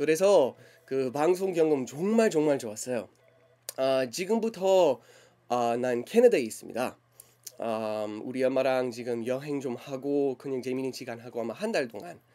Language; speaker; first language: Korean; non-native, learner; English